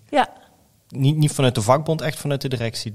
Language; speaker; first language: Dutch; native; Dutch